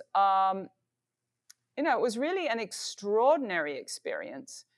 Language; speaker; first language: English; native; English